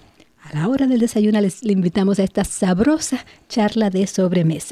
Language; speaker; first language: Spanish; native; Spanish